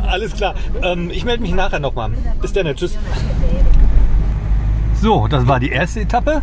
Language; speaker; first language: German; native; German